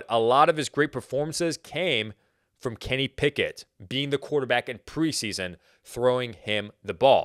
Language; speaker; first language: English; native; English